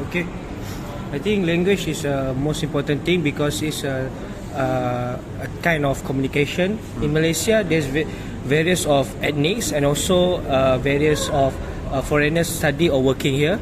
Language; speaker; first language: English; non-native, local second language; Malay